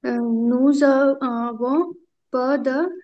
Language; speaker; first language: French; non-native, learner; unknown